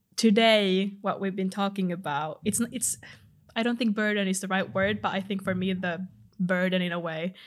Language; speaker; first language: English; non-native, fluent; Finnish